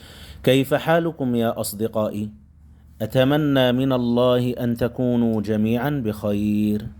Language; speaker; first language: Arabic; non-native, fluent; Indonesian